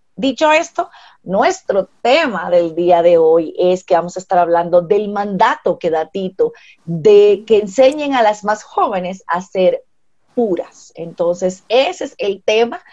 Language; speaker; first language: Spanish; native; Spanish